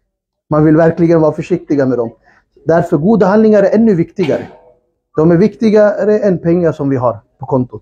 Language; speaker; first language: Swedish; non-native, fluent; Urdu